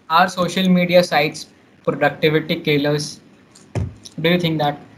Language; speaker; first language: English; non-native, local second language; Hindi